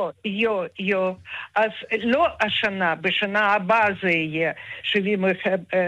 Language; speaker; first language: Hebrew; non-native, fluent; Russian